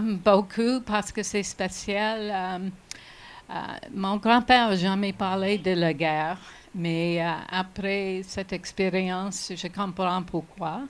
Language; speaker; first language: French; non-native, learner; English